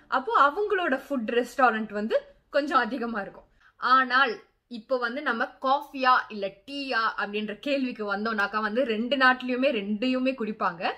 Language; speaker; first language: Tamil; early bilingual, heritage; Tamil